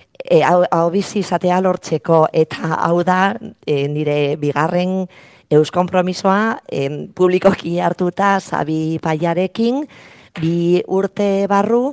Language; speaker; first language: Basque; non-native, local second language; Spanish